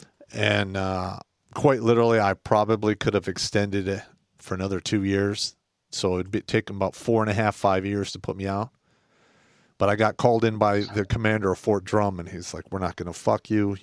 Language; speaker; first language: English; native; English